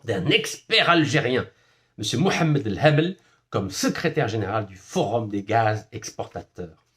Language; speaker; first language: French; non-native, local second language; Arabic